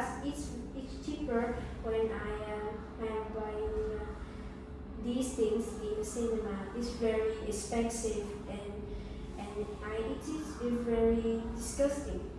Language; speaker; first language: English; non-native, learner; Vietnamese